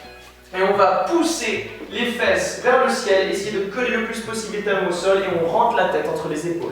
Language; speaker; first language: French; native; French